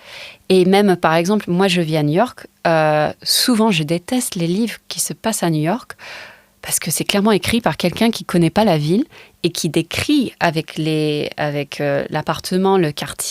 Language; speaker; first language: French; non-native, fluent; English